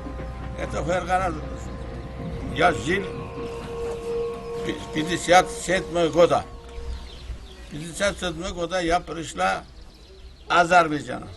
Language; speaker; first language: Russian; non-native, local second language; Turkish